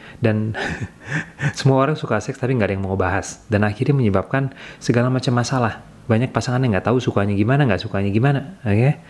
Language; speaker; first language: Indonesian; native; Indonesian